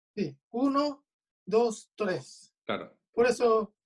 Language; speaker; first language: Spanish; non-native, fluent; Japanese